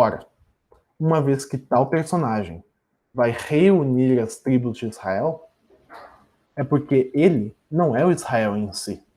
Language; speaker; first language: Portuguese; native; Portuguese